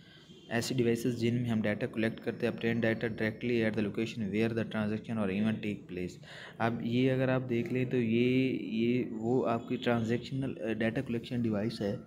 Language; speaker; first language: Hindi; non-native, local second language; Punjabi